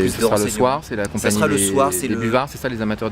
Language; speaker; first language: French; native; French